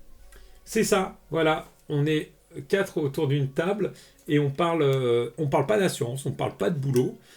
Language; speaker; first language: French; native; French